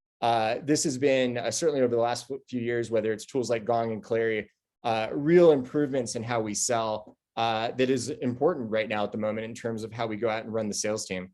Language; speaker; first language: English; native; English